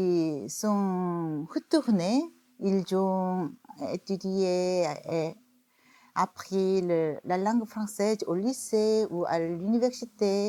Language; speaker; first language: French; non-native, fluent; Korean